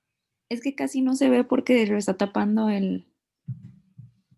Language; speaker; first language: Spanish; native; Spanish